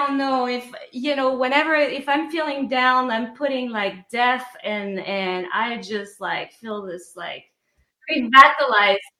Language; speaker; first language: English; non-native, fluent; French